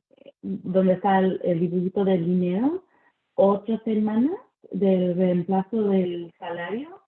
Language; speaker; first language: Spanish; early bilingual, heritage; Spanish